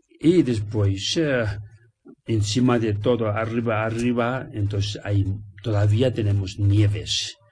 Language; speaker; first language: Spanish; non-native, learner; Tibetan